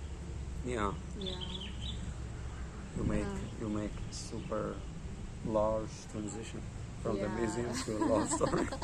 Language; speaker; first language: English; non-native, learner; Arabic